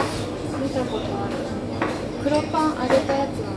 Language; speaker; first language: Japanese; native; Japanese